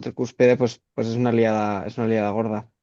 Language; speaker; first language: Spanish; native; Spanish